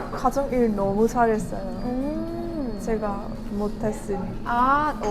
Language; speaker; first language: Korean; non-native, fluent; Hindi